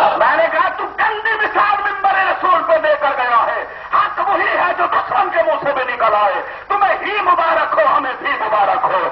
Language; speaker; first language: Urdu; non-native, local second language; Sindhi